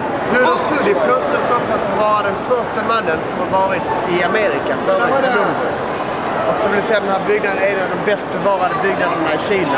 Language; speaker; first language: Swedish; native; Swedish